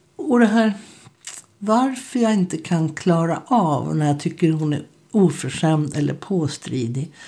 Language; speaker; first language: Swedish; native; Swedish